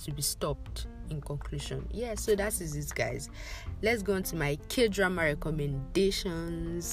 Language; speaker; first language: English; non-native, local second language; Yoruba